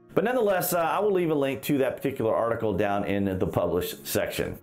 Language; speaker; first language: English; native; English